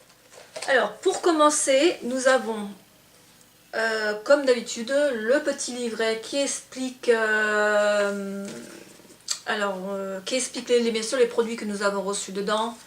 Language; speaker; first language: French; native; French